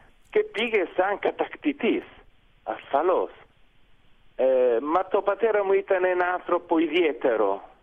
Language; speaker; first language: Greek; non-native, fluent; Italian